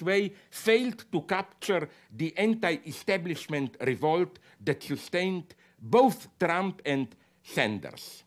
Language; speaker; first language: English; non-native, fluent; Slovenian